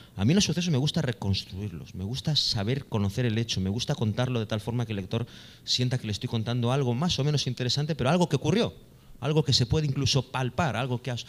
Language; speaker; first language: Spanish; native; Spanish